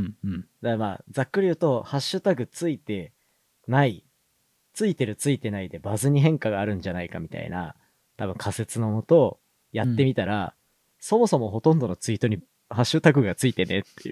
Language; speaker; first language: Japanese; native; Japanese